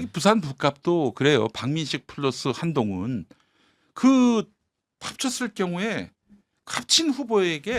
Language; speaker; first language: Korean; native; Korean